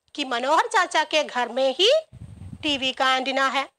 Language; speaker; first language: Hindi; non-native, local second language; Malayalam